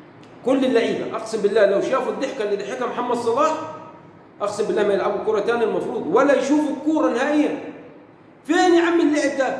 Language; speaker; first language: Arabic; native; Arabic